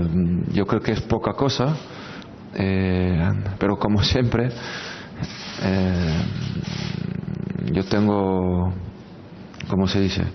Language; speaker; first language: Spanish; non-native, fluent; French